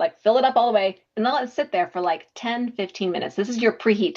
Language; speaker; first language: English; native; English